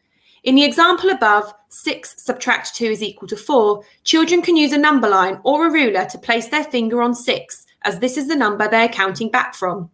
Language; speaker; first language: English; native; English